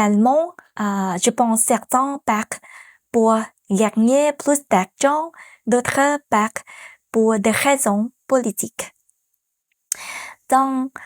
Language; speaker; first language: French; non-native, fluent; Vietnamese